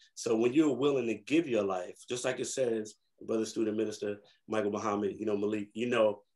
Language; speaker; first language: English; native; English